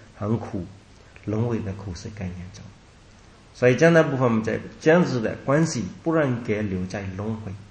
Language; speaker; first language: Chinese; non-native, fluent; Burmese